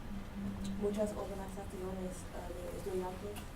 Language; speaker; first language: Spanish; non-native, learner; English